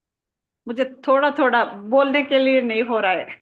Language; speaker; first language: Hindi; non-native, local second language; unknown